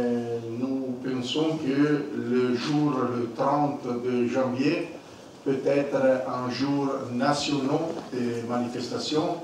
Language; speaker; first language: French; non-native, learner; Italian